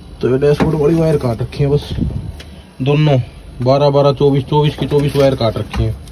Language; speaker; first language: Hindi; native; Hindi